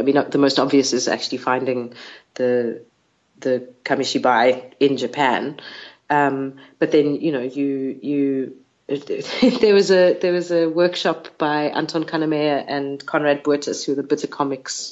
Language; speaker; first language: English; native; English